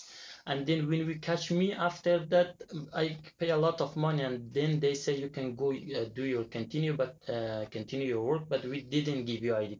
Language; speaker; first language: English; non-native, learner; Persian